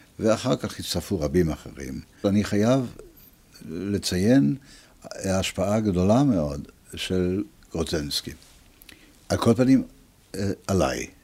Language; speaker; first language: Hebrew; early bilingual, other home language; Italian